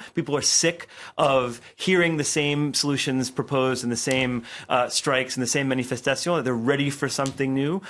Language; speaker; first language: English; native; English